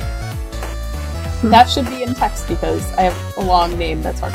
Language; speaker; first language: English; native; English